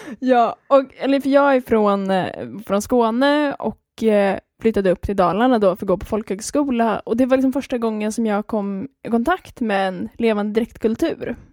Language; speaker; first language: Swedish; native; Swedish